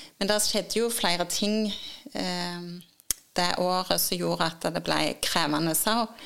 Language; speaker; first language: Norwegian; native; Norwegian